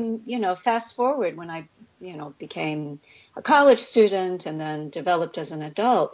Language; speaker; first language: English; native; English